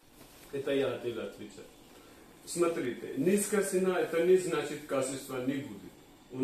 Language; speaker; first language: Russian; non-native, learner; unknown